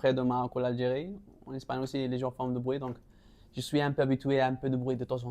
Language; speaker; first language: French; non-native, local second language; Arabic